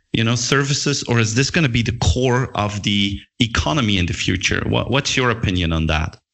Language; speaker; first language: English; non-native, fluent; Dutch